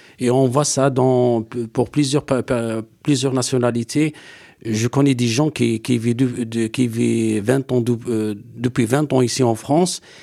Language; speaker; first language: French; non-native, local second language; Arabic